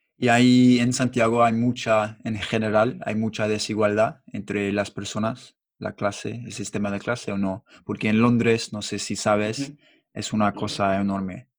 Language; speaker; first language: Spanish; non-native, learner; English